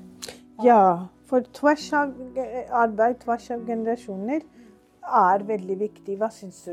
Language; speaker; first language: Norwegian; non-native, fluent; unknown